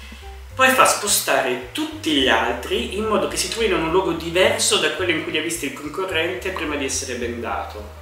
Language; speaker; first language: Italian; native; Italian